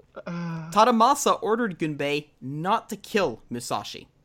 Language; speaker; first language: English; native; English